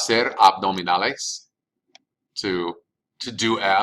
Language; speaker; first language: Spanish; non-native, fluent; English